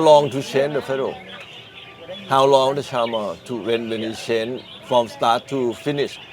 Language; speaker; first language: English; non-native, learner; Thai